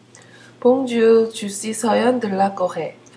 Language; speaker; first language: French; non-native, learner; Korean